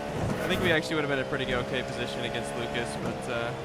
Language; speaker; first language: English; native; English